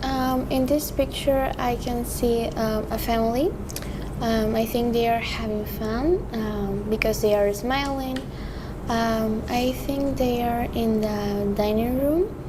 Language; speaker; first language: English; non-native, learner; Spanish